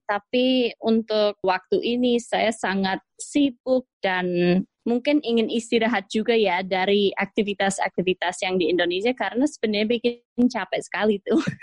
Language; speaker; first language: Indonesian; non-native, fluent; English